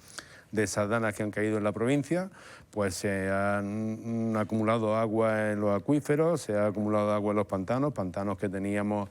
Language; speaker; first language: Spanish; native; Spanish